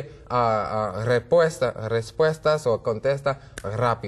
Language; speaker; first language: Spanish; non-native, learner; English